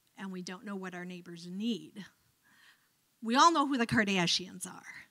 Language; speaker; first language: English; native; English